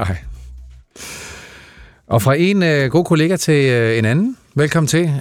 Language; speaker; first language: Danish; native; Danish